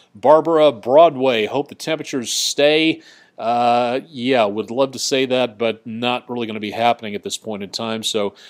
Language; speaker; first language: English; native; English